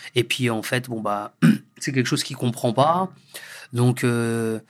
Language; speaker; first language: French; native; French